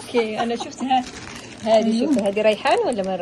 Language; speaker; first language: Arabic; native; Arabic